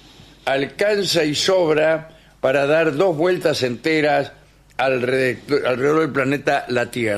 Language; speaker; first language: Spanish; native; Spanish